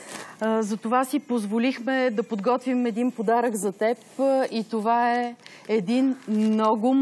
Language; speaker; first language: Bulgarian; native; Bulgarian